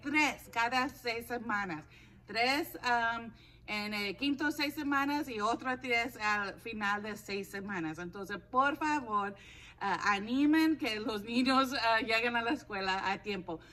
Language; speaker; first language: Spanish; non-native, fluent; English